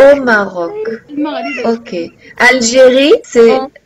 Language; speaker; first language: French; non-native, learner; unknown